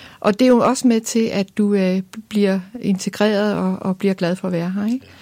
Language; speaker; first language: Danish; native; Danish